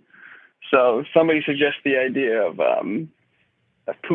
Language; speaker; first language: English; native; English